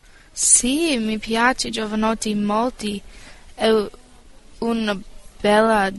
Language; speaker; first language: Italian; non-native, learner; English